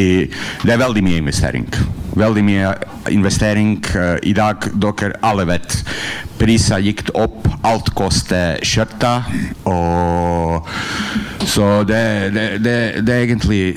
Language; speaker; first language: Norwegian; non-native, learner; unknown